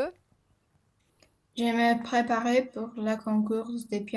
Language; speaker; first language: French; non-native, learner; Romanian